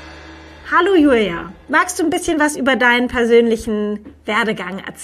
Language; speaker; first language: German; native; German